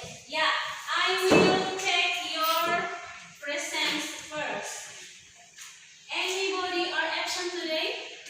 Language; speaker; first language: English; non-native, learner; Indonesian